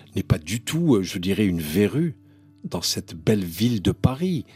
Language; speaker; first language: French; non-native, local second language; Arabic